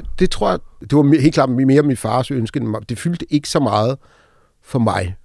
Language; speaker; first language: Danish; early bilingual, other home language; Arabic